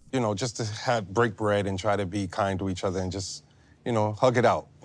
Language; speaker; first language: English; native; English